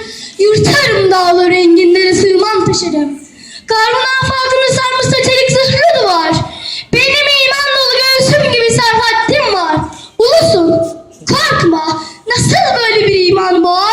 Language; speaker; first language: Turkish; native; Turkish